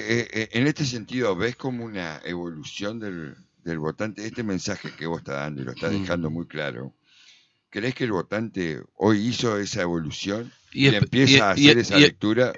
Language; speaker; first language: Spanish; native; Spanish